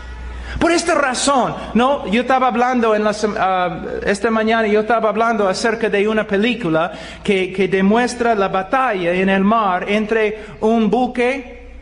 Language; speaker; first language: Spanish; non-native, fluent; English